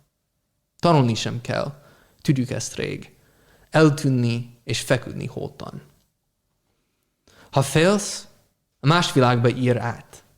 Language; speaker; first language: Hungarian; non-native, fluent; English